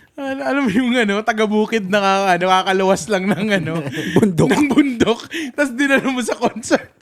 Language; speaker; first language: Filipino; native; Filipino